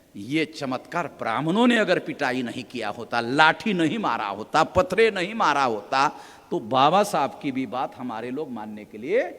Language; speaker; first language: Hindi; non-native, local second language; Marathi